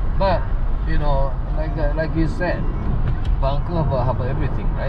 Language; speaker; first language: English; non-native, fluent; Japanese